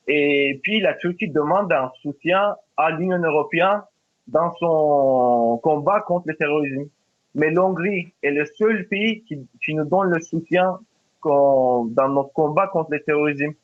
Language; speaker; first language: French; non-native, fluent; Turkish